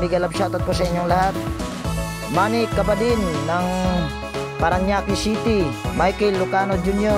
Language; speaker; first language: Filipino; native; Filipino